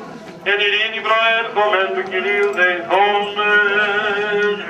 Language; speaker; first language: Greek; native; Greek